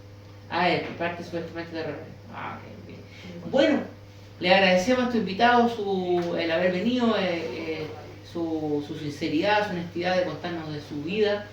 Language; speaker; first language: Spanish; native; Spanish